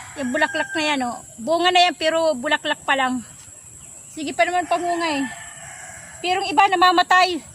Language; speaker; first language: Filipino; non-native, local second language; Waray